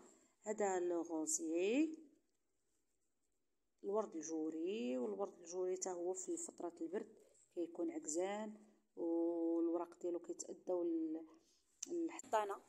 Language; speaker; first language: Arabic; native; Arabic